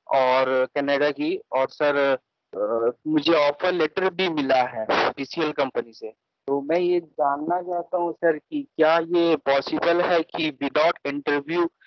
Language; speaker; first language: Hindi; native; Hindi